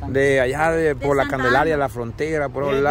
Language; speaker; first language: Spanish; native; Spanish